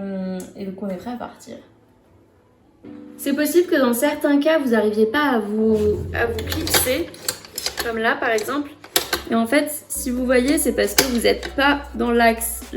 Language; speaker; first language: French; native; French